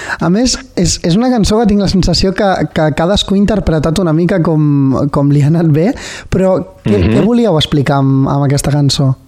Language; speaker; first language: Catalan; native; Catalan